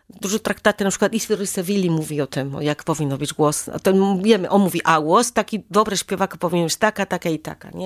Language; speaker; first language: Polish; non-native, learner; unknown